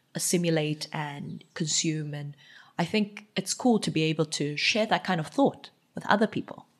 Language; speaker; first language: English; non-native, local second language; Xhosa